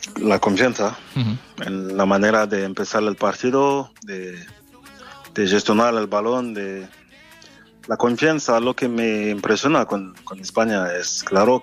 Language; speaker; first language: Spanish; non-native, fluent; French